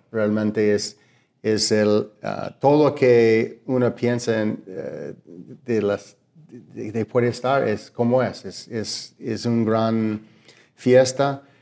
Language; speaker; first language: Spanish; non-native, learner; English